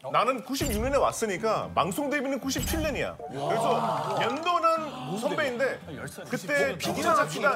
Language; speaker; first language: Korean; non-native, fluent; Hindi